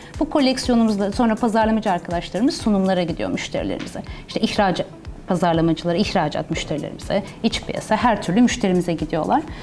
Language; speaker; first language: Turkish; early bilingual, heritage; Turkish